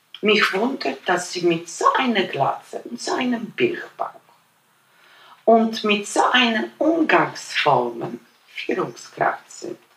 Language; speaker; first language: German; non-native, fluent; Polish